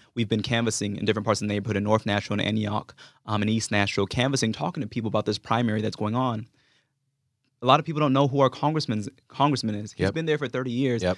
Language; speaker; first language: English; native; English